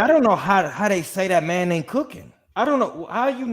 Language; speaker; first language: English; native; English